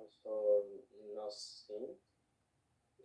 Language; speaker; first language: English; non-native, learner; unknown